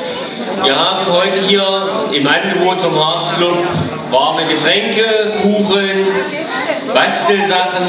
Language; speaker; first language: German; native; German